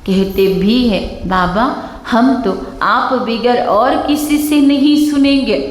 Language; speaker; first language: Hindi; non-native, local second language; Kannada